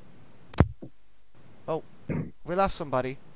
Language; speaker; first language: English; native; English